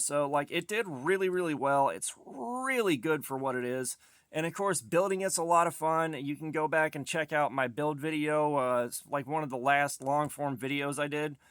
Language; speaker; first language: English; native; English